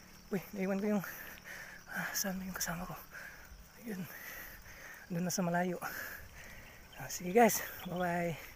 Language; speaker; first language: Filipino; non-native, local second language; Cebuano